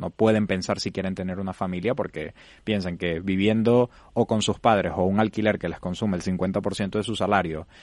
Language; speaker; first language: Spanish; native; Spanish